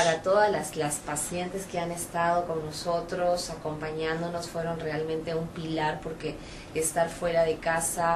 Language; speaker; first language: Spanish; native; Spanish